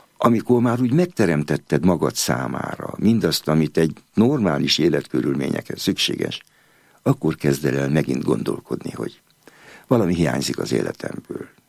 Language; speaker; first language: Hungarian; native; Hungarian